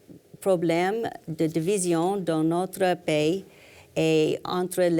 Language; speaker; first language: French; non-native, learner; English